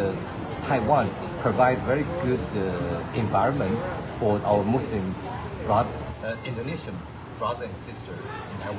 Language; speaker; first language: English; non-native, fluent; Chinese